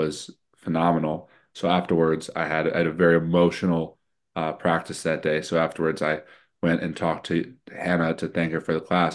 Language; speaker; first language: English; native; English